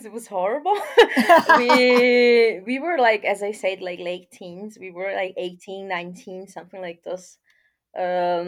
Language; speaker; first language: English; non-native, fluent; Portuguese